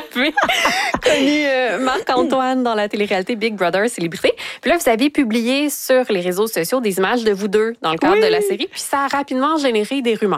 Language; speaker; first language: French; native; French